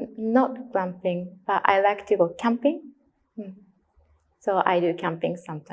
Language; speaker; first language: English; non-native, learner; Japanese